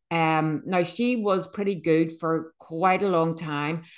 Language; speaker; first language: English; native; English